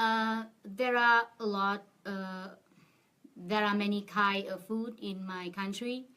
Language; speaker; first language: English; non-native, fluent; Vietnamese